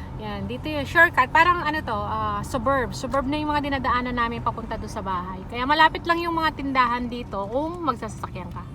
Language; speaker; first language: Filipino; native; Filipino